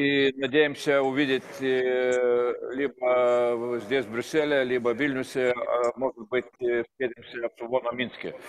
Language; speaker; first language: Russian; non-native, fluent; Lithuanian